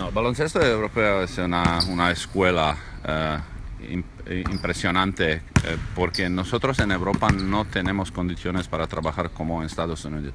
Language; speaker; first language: Spanish; non-native, learner; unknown